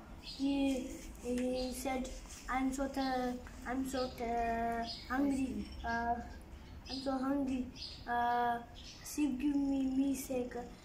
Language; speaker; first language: English; non-native, learner; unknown